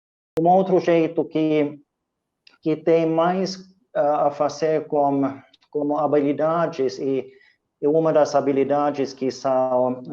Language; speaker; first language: Portuguese; non-native, fluent; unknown